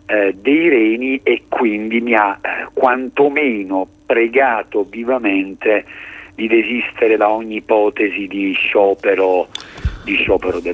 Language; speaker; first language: Italian; native; Italian